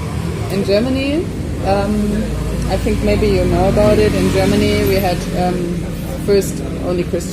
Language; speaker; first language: English; non-native, fluent; German